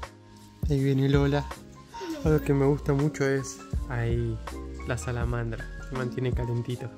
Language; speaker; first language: Spanish; native; Spanish